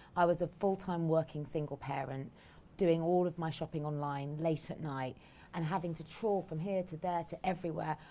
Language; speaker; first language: English; native; English